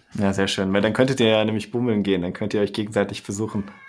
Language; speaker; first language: German; native; German